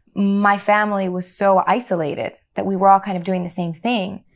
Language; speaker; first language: English; native; English